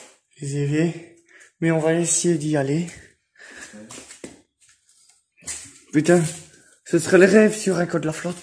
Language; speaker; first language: French; native; French